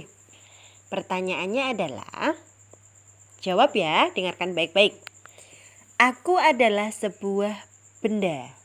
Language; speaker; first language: Indonesian; native; Indonesian